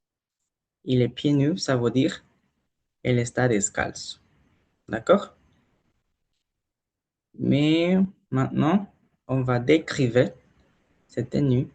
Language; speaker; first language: French; non-native, learner; Spanish